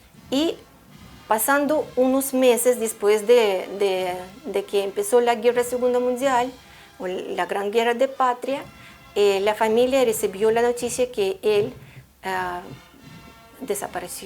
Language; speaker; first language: Spanish; non-native, fluent; Russian